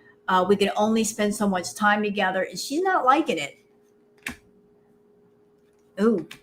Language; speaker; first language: English; native; English